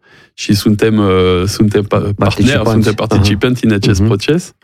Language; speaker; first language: Romanian; non-native, learner; French